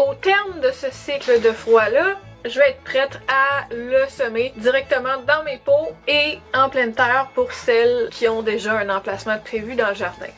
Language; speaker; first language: French; native; French